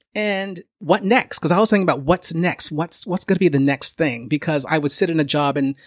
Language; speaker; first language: English; native; English